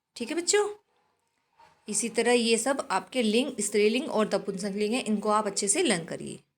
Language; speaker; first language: Hindi; native; Hindi